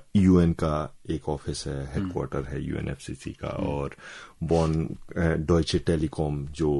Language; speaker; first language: Hindi; native; Hindi